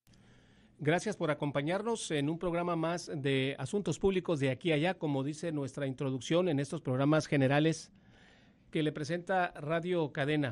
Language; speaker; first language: Spanish; native; Spanish